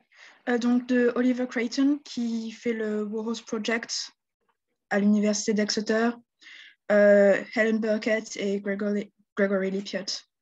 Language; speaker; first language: French; native; French